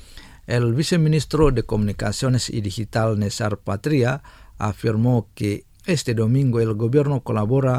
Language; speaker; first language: Spanish; non-native, fluent; Indonesian